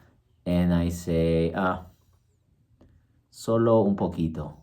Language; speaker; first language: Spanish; early bilingual, heritage; Spanish